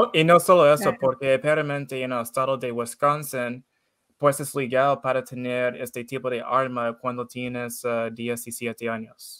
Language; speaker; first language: Spanish; non-native, learner; English